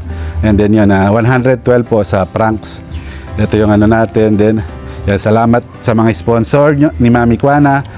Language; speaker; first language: Filipino; non-native, local second language; Pampanga